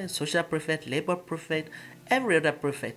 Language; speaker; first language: English; non-native, local second language; Igbo